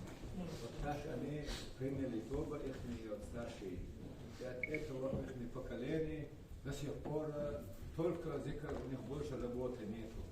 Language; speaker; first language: Russian; non-native, local second language; Ingush